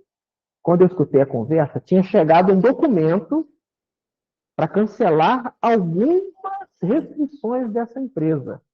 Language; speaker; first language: Portuguese; native; Portuguese